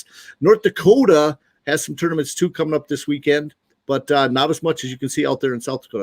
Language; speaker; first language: English; native; English